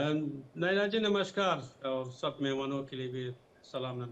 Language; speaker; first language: Hindi; non-native, fluent; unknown